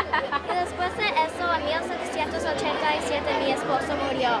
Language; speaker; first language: Spanish; non-native, learner; English